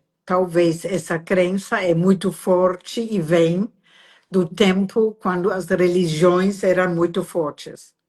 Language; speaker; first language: Portuguese; non-native, fluent; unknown